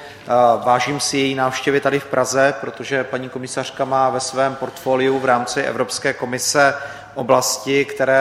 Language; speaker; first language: Czech; native; Czech